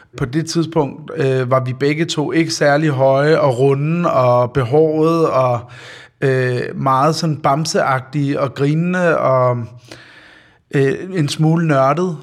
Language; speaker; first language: Danish; early bilingual, other home language; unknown